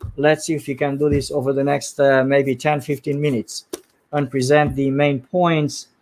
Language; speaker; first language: English; non-native, fluent; Romanian